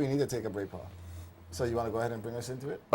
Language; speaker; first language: English; native; English